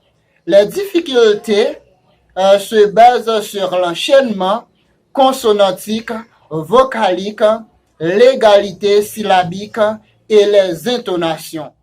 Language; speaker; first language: French; non-native, fluent; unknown